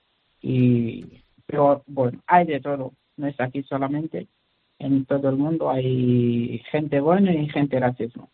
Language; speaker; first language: Spanish; non-native, learner; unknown